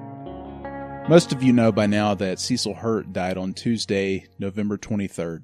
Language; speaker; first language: English; native; English